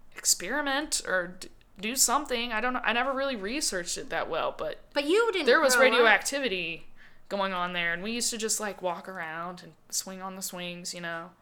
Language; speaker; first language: English; native; English